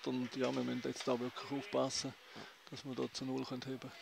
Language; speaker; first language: German; native; German